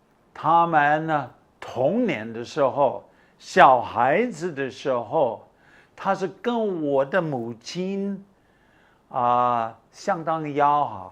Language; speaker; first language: Chinese; non-native, fluent; English